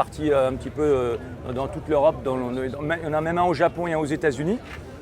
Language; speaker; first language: French; native; French